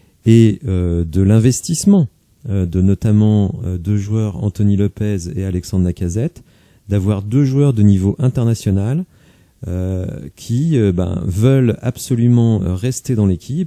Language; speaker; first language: French; native; French